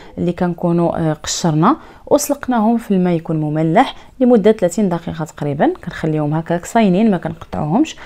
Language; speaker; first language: Arabic; native; Arabic